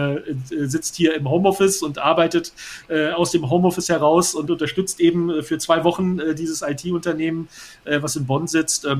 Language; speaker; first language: German; native; German